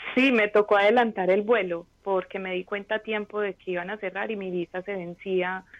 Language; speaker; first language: Spanish; native; Spanish